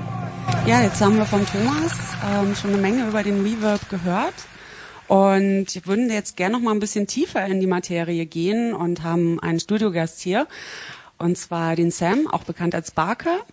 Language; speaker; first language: German; native; German